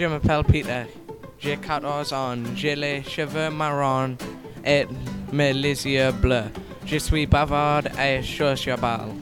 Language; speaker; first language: French; non-native, learner; English